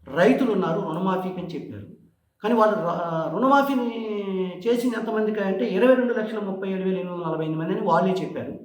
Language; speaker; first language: Telugu; native; Telugu